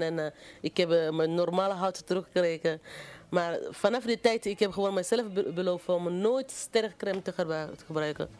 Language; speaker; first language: Dutch; non-native, fluent; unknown